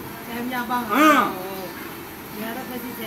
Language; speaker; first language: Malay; non-native, local second language; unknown